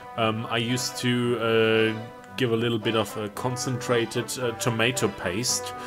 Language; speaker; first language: English; non-native, fluent; German